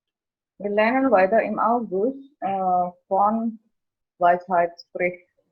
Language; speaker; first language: German; non-native, learner; Indonesian